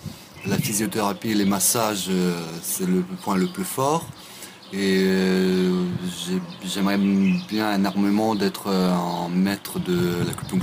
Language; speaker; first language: French; non-native, fluent; Russian